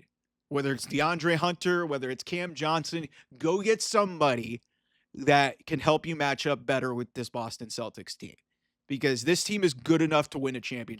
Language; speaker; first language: English; native; English